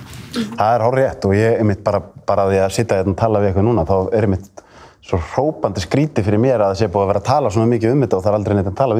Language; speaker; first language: Icelandic; native; Icelandic